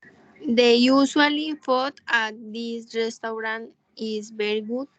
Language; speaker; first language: English; non-native, learner; Spanish